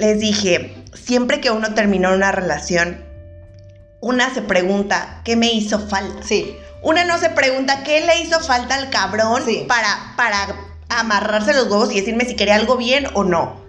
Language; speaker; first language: Spanish; native; Spanish